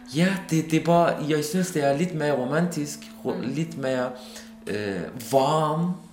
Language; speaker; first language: Danish; non-native, fluent; Kurdish